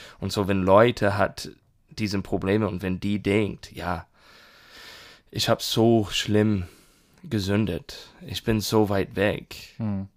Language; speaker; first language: German; non-native, learner; English